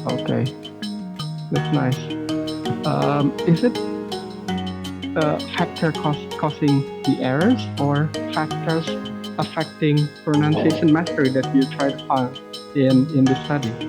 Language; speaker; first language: English; non-native, fluent; Indonesian